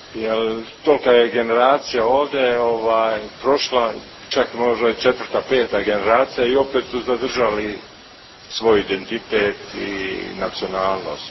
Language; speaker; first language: Croatian; early bilingual, heritage; Croatian